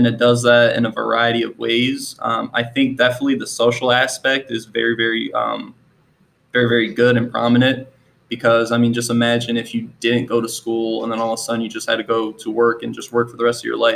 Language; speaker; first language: English; native; English